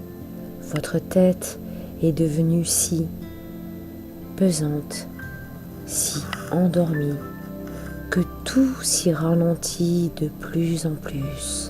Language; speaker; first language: French; native; French